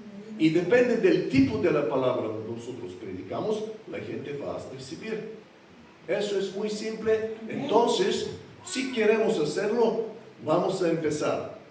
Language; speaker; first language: Spanish; non-native, fluent; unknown